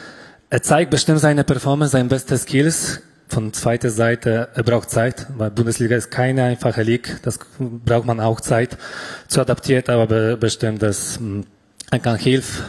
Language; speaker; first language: German; non-native, fluent; Polish